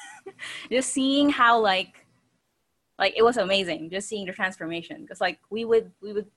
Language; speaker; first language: English; non-native, local second language; Filipino